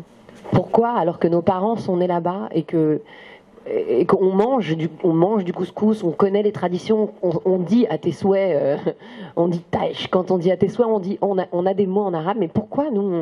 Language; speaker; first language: French; native; French